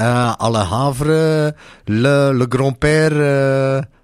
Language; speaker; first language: French; non-native, local second language; Dutch